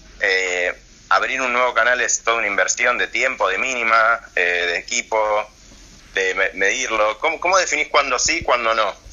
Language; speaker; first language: Spanish; native; Spanish